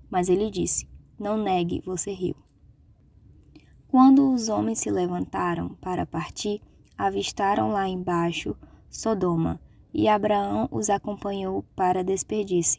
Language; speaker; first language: Portuguese; native; Portuguese